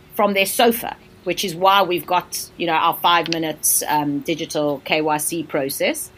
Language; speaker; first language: English; native; English